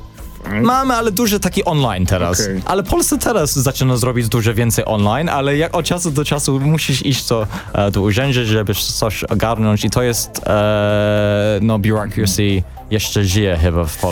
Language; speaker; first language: Polish; non-native, learner; English